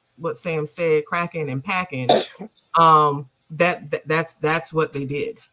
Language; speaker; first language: English; native; English